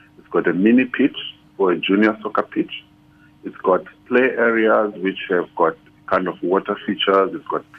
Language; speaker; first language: English; non-native, local second language; Xhosa